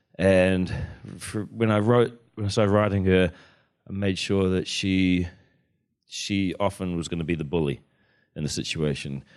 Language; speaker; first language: English; native; English